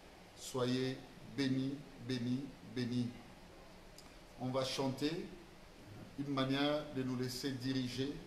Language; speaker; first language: French; non-native, local second language; Lingala